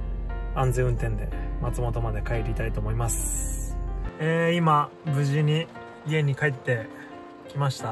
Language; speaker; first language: Japanese; native; Japanese